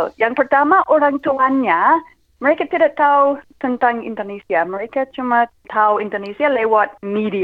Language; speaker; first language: Indonesian; non-native, fluent; English